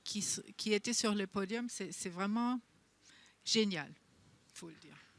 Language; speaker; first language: French; non-native, fluent; German